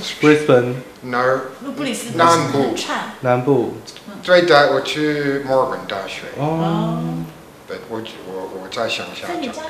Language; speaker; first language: Chinese; non-native, learner; English